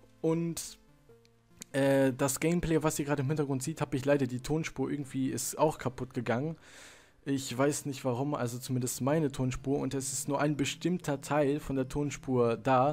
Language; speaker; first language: German; native; German